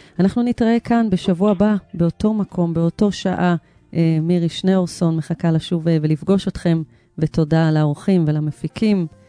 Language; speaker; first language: Hebrew; native; Hebrew